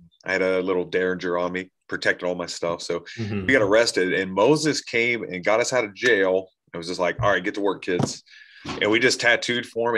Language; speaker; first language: English; native; English